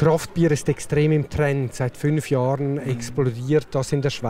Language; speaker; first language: German; native; German